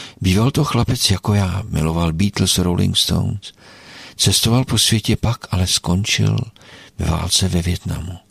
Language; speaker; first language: Czech; native; Czech